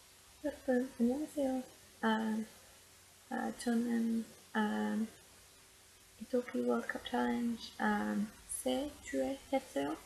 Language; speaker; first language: Korean; non-native, learner; English